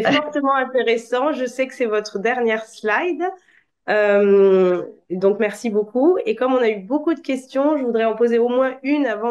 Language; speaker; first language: French; native; French